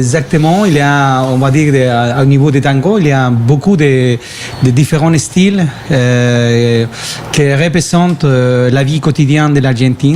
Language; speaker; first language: French; non-native, fluent; Spanish